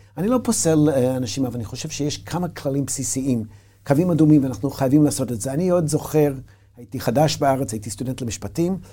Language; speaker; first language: Hebrew; non-native, fluent; English